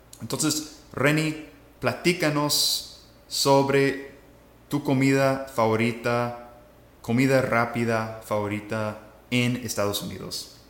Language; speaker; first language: Spanish; non-native, fluent; English